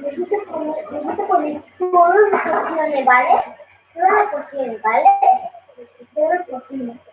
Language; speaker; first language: Spanish; early bilingual, other home language; Filipino